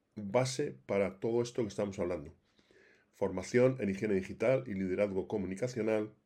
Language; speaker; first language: Spanish; native; Spanish